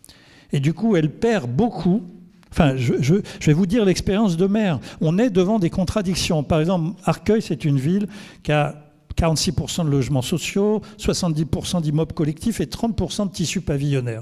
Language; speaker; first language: French; native; French